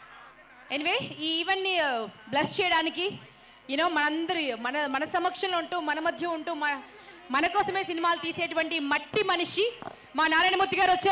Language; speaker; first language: Telugu; native; Telugu